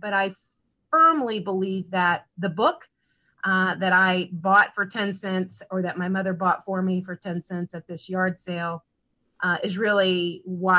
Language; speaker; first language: English; native; English